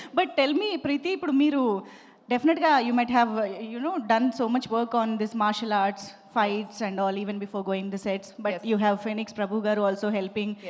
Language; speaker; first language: Telugu; native; Telugu